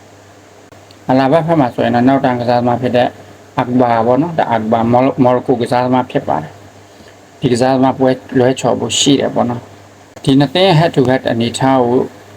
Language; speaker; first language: Burmese; native; Burmese